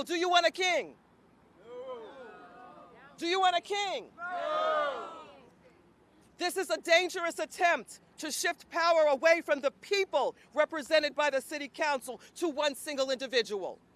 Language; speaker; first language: English; native; English